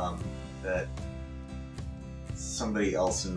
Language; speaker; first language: English; native; English